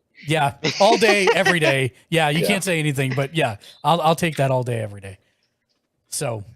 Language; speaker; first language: English; native; English